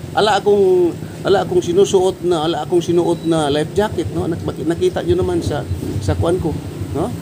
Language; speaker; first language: Filipino; non-native, local second language; Cebuano